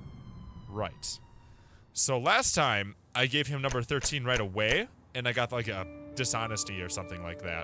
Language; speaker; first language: English; native; English